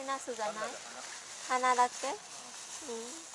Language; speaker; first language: Japanese; non-native, learner; Vietnamese